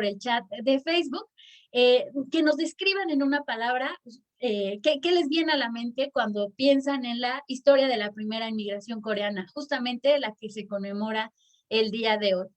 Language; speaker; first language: Spanish; native; Spanish